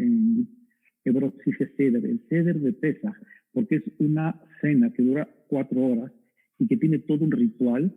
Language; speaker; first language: Spanish; native; Spanish